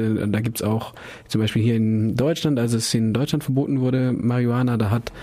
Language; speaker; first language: German; native; German